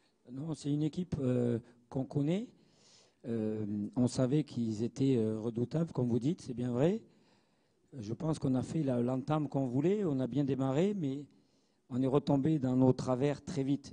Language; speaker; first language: French; native; French